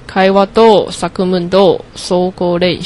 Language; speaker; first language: Japanese; non-native, learner; Chinese